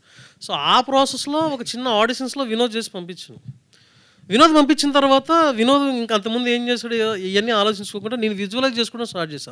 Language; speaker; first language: Telugu; native; Telugu